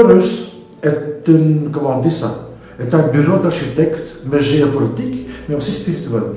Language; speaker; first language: French; non-native, local second language; Dutch